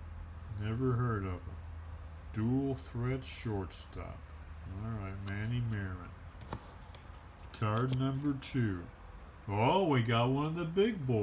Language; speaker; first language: English; native; English